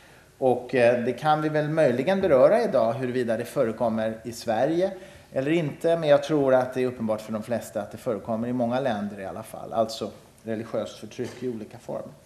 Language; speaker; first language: Swedish; native; Swedish